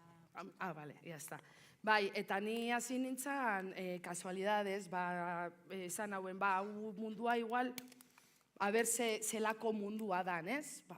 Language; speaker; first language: Basque; non-native, local second language; Spanish